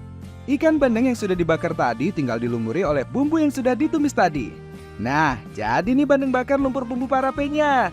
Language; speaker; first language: Indonesian; native; Indonesian